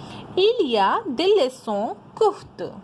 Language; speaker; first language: French; non-native, fluent; Hindi